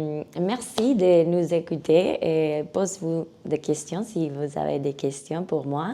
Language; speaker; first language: French; non-native, learner; Spanish